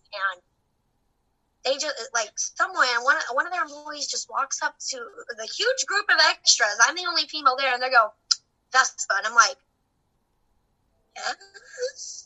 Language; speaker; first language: English; native; English